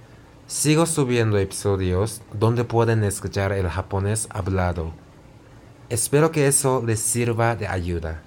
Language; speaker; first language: Spanish; non-native, fluent; Japanese